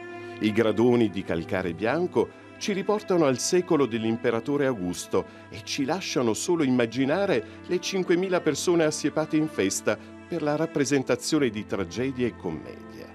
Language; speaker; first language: Italian; native; Italian